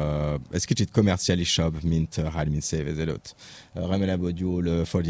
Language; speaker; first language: Hungarian; non-native, learner; French